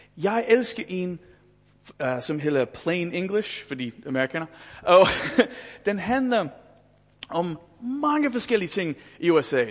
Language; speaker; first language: Danish; non-native, fluent; English